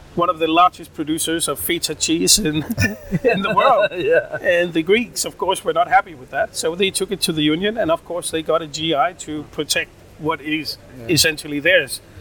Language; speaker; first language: English; non-native, fluent; Danish